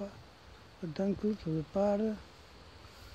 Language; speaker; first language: Dutch; non-native, learner; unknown